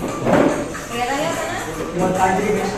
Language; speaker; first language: Indonesian; native; Indonesian